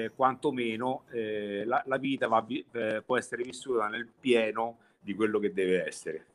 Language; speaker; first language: Italian; native; Italian